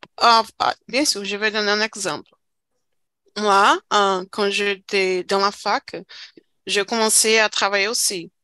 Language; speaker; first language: French; non-native, fluent; Portuguese